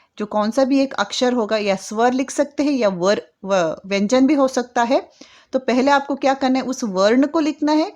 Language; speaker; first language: Hindi; non-native, local second language; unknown